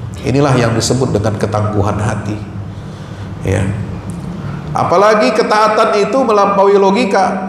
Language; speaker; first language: Indonesian; native; Indonesian